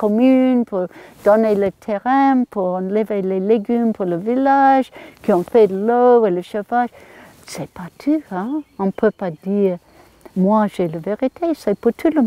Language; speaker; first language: French; non-native, learner; English